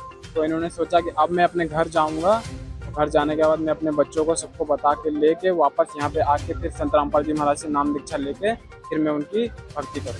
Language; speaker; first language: Hindi; native; Hindi